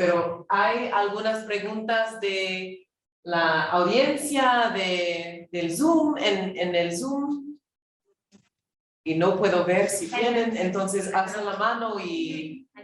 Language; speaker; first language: Spanish; non-native, fluent; English